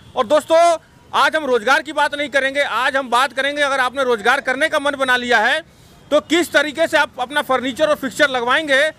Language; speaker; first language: Hindi; native; Hindi